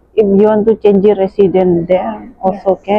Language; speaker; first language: English; non-native, learner; Indonesian